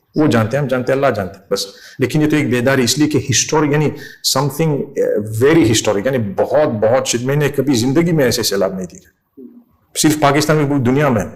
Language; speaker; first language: Urdu; non-native, fluent; English